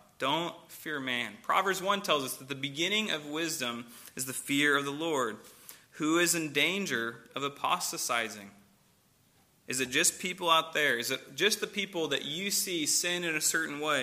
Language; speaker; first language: English; native; English